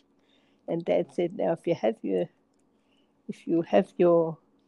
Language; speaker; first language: English; native; English